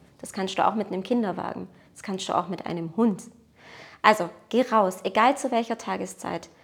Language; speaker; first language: German; early bilingual, other home language; Portuguese